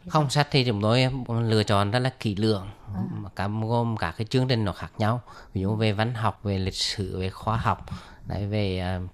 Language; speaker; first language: Vietnamese; native; Vietnamese